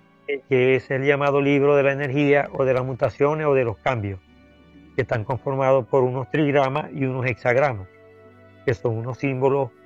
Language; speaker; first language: Spanish; native; Spanish